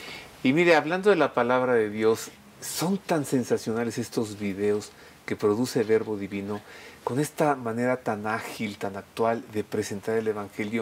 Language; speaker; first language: Spanish; native; Spanish